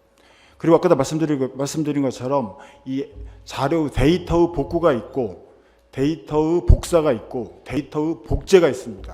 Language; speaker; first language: Korean; native; Korean